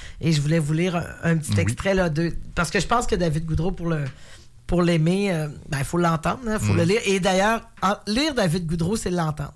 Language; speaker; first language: French; native; French